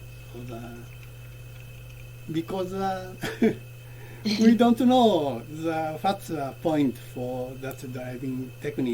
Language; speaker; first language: English; non-native, learner; Japanese